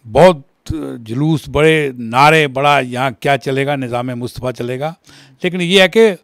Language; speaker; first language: Hindi; non-native, local second language; Kashmiri